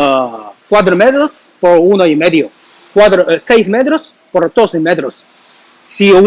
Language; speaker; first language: Spanish; non-native, learner; Chinese